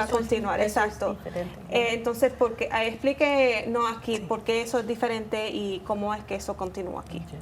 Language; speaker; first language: Spanish; native; Spanish